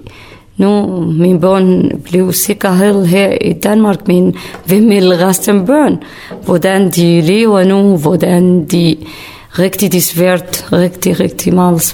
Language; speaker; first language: Danish; non-native, learner; Kurdish